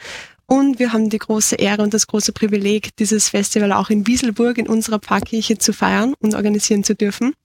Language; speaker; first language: German; native; German